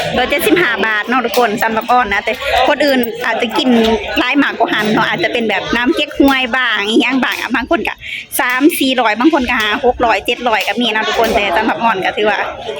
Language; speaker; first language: Thai; native; Thai